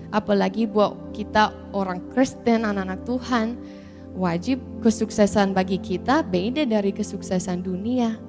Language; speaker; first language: Indonesian; non-native, fluent; English